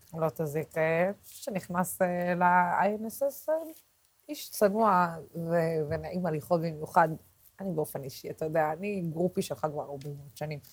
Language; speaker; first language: Hebrew; non-native, local second language; Arabic